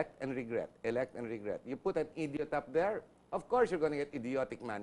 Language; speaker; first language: English; non-native, local second language; Filipino